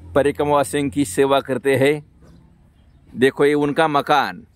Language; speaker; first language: Hindi; non-native, local second language; Marathi